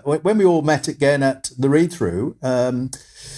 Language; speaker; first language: English; native; English